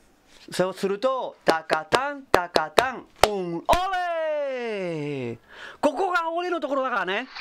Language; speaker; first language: Japanese; non-native, fluent; Spanish